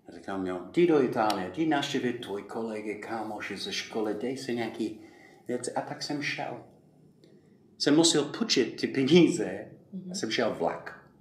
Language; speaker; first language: Czech; non-native, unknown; English